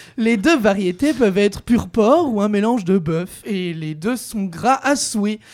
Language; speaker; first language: French; native; French